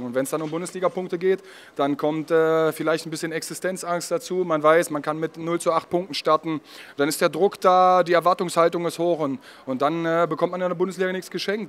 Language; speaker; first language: German; native; German